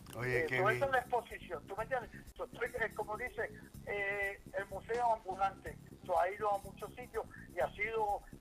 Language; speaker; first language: Spanish; early bilingual, heritage; Spanish